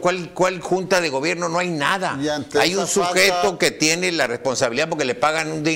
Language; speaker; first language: Spanish; native; Spanish